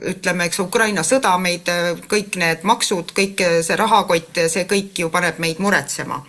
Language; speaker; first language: Estonian; native; Estonian